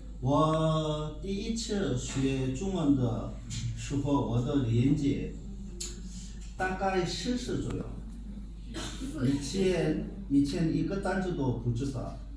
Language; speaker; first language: Chinese; non-native, learner; Korean